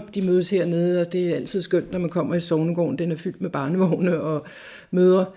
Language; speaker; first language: Danish; native; Danish